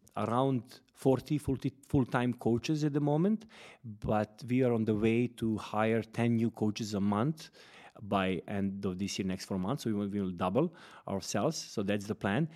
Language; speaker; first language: English; non-native, fluent; Serbian